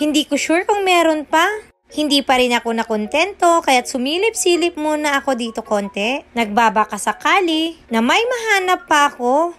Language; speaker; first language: Filipino; non-native, local second language; Iloko